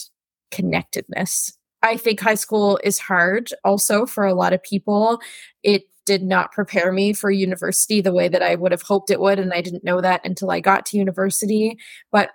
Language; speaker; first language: English; native; English